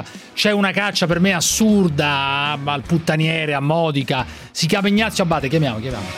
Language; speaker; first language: Italian; native; Italian